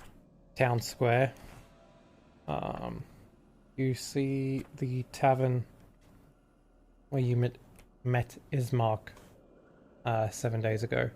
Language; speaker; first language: English; native; English